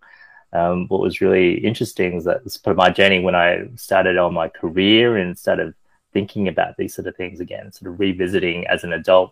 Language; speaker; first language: English; early bilingual, other home language; Chinese